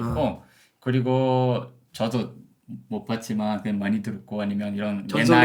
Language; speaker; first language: Korean; non-native, learner; Portuguese